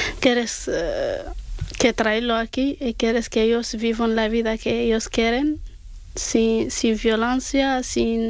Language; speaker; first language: Spanish; non-native, learner; Arabic